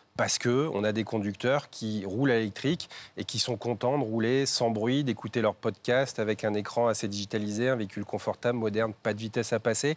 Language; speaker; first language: French; native; French